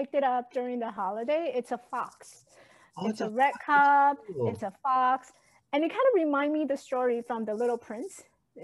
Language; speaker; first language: English; non-native, fluent; Chinese